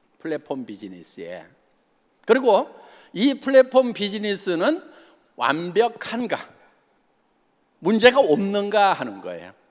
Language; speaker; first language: Korean; native; Korean